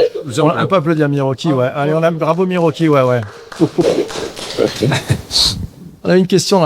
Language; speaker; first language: French; native; French